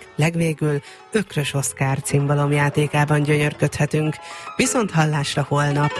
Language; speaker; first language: Hungarian; native; Hungarian